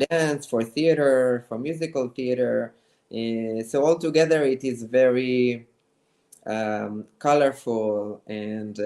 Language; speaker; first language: English; non-native, fluent; Hebrew